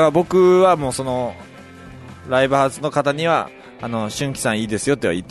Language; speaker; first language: Japanese; native; Japanese